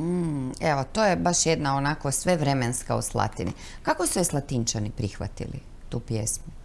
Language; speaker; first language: Croatian; native; Croatian